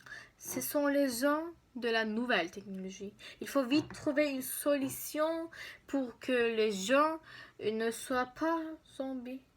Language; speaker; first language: French; non-native, learner; Turkish